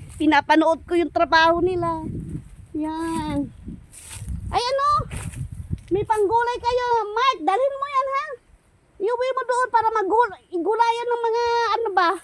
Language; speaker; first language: Filipino; non-native, local second language; Cebuano